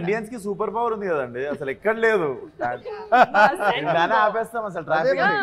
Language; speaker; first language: Telugu; native; Telugu